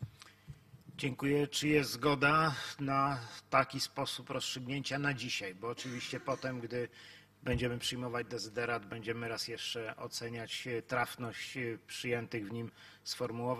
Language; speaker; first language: Polish; native; Polish